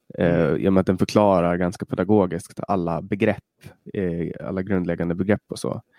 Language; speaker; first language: Swedish; native; Swedish